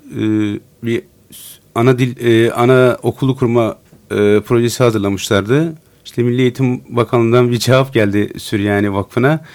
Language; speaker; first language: Turkish; non-native, local second language; Turoyo